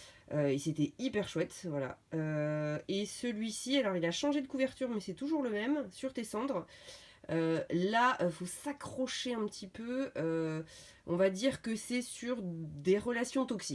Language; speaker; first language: French; native; French